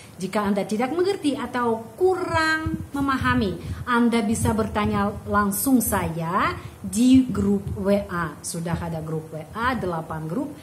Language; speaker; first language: Indonesian; non-native, fluent; Russian